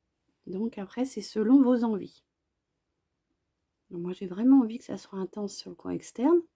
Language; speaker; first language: French; native; French